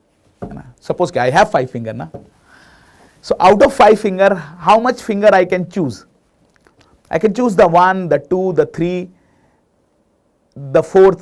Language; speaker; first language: English; non-native, local second language; Hindi